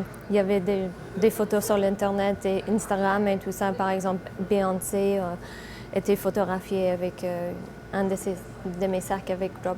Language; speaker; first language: French; non-native, fluent; English